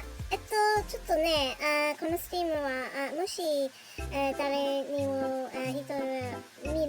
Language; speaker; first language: Japanese; non-native, learner; English